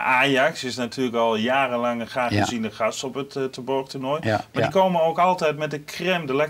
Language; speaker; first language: Dutch; native; Dutch